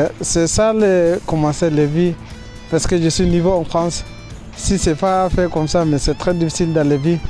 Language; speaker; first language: French; non-native, learner; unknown